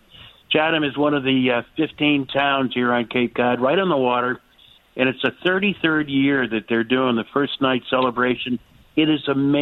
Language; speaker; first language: English; native; English